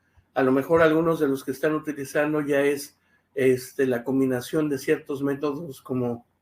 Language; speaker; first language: Spanish; native; Spanish